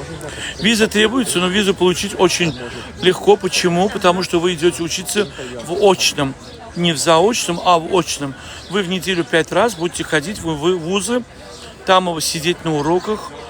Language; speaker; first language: Russian; non-native, fluent; Azerbaijani